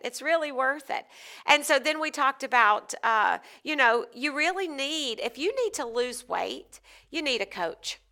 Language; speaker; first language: English; native; English